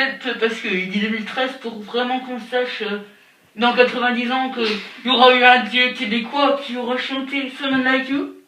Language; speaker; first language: French; native; French